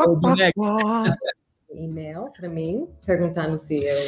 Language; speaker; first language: Portuguese; non-native, fluent; English